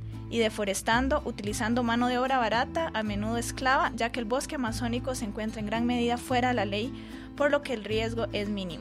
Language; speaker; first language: Spanish; native; Spanish